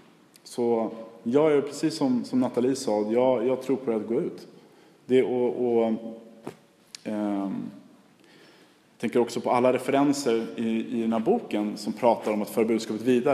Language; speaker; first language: Swedish; native; Swedish